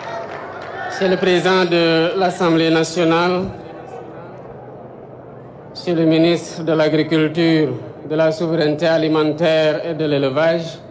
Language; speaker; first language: French; non-native, local second language; Wolof